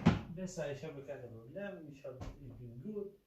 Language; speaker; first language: German; non-native, learner; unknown